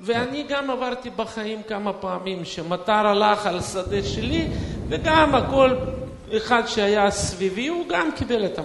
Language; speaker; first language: Hebrew; non-native, fluent; Russian